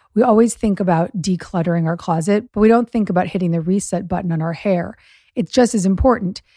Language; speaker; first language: English; early bilingual, other home language; German